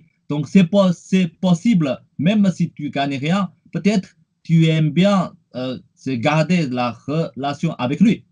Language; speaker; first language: French; non-native, fluent; Chinese